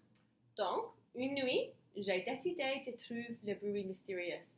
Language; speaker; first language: French; non-native, learner; English